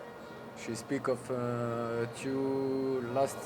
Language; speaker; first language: English; non-native, learner; French